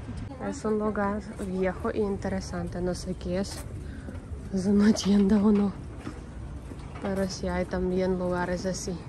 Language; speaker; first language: Spanish; non-native, learner; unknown